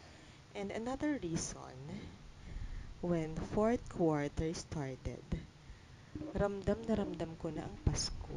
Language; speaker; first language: English; non-native, local second language; Filipino